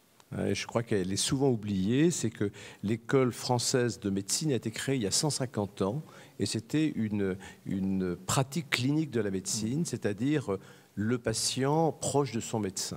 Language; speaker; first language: French; native; French